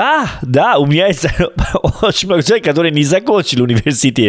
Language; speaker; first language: Russian; non-native, learner; Italian